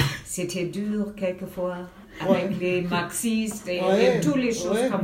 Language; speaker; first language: French; non-native, fluent; German